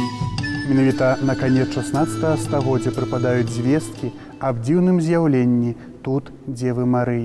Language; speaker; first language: Belarusian; native; Belarusian